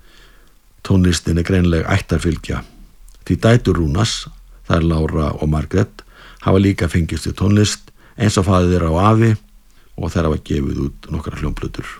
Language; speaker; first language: Icelandic; native; Icelandic